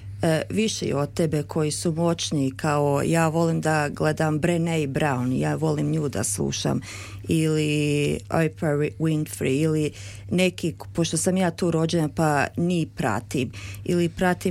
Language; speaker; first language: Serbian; early bilingual, heritage; Serbian